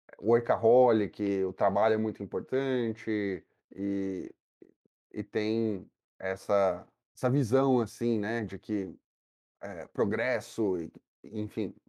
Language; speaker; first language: Portuguese; native; Portuguese